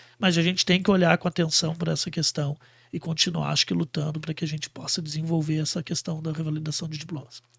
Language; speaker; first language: Portuguese; native; Portuguese